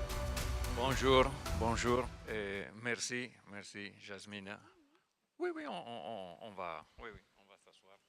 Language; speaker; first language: French; non-native, fluent; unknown